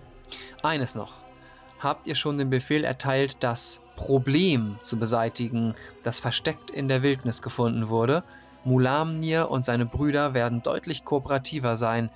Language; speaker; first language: German; native; German